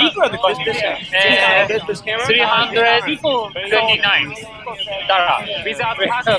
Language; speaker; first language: English; non-native, learner; Japanese